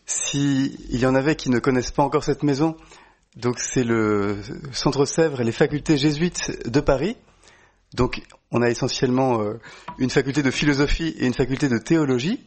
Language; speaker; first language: French; native; French